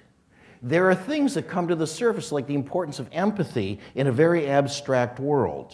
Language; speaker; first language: English; native; English